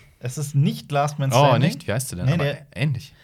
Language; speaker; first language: German; native; German